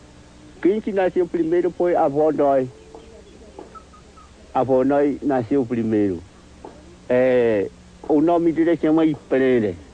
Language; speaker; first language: Portuguese; non-native, local second language; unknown